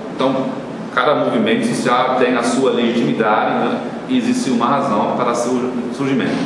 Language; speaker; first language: Portuguese; non-native, fluent; German